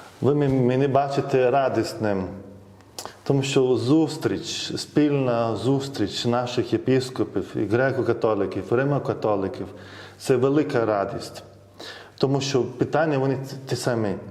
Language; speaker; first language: Ukrainian; non-native, fluent; Lithuanian